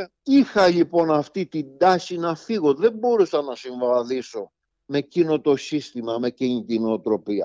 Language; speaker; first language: Greek; native; Greek